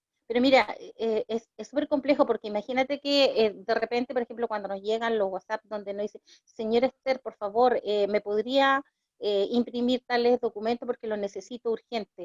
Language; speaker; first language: Spanish; native; Spanish